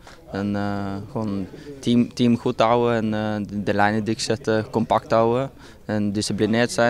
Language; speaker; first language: Dutch; non-native, fluent; Norwegian